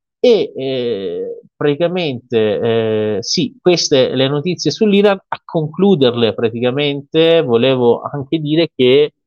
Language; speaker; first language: Italian; non-native, fluent; Persian